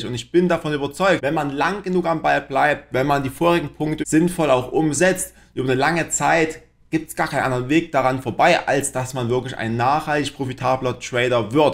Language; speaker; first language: German; native; German